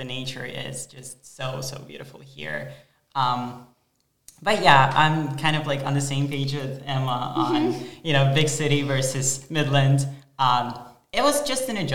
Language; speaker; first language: English; non-native, fluent; Ukrainian